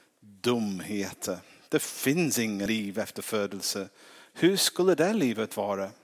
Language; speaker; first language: Swedish; non-native, fluent; English